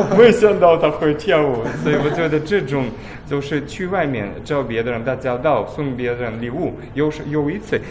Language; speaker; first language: Chinese; non-native, fluent; Russian